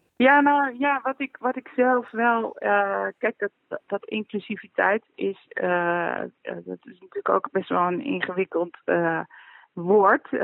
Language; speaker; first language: Dutch; native; Dutch